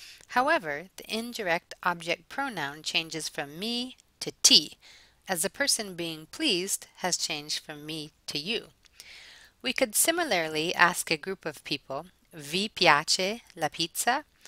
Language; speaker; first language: English; native; English